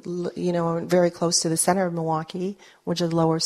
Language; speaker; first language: English; early bilingual, other home language; Spanish